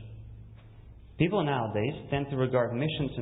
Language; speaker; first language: English; non-native, fluent; Russian